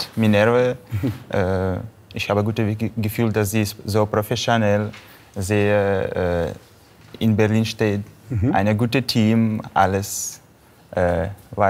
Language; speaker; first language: German; non-native, learner; Russian